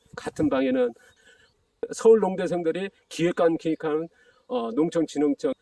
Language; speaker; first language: Korean; native; Korean